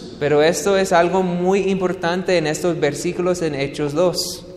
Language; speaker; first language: Spanish; non-native, fluent; English